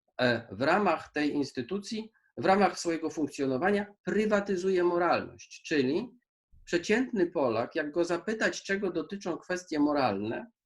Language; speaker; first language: Polish; native; Polish